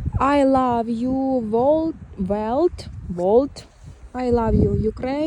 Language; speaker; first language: English; non-native, learner; Ukrainian